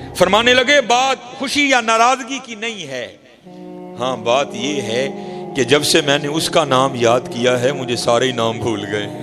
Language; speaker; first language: Urdu; non-native, local second language; Punjabi